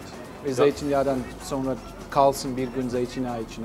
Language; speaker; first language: Turkish; non-native, learner; English